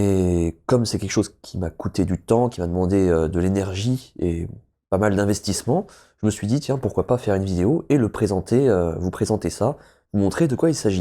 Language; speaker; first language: French; native; French